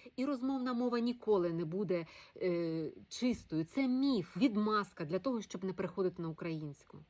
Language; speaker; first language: Ukrainian; non-native, local second language; Russian